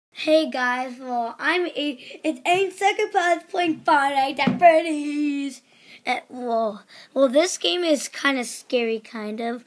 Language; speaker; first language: English; native; English